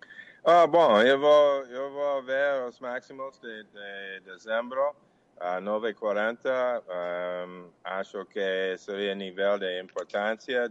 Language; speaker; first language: Portuguese; non-native, fluent; English